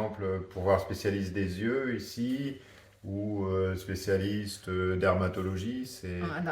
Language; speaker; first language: French; native; French